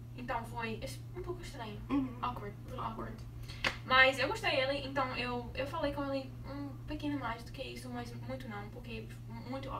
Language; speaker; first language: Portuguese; non-native, learner; English